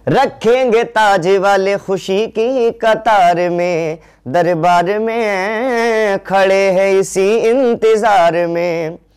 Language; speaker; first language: Hindi; non-native, local second language; Urdu